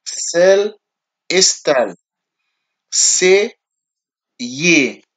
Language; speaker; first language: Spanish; non-native, learner; Haitian Creole